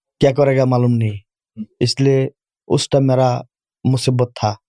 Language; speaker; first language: Urdu; non-native, learner; Bangla